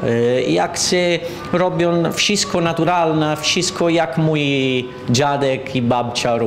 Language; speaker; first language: Polish; non-native, learner; Italian